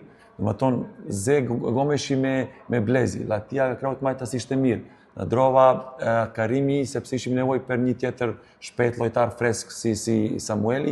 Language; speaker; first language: Albanian; non-native, learner; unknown